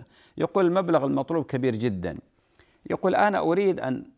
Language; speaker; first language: Arabic; native; Arabic